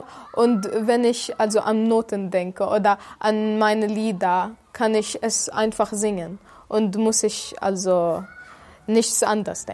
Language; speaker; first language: German; non-native, fluent; Arabic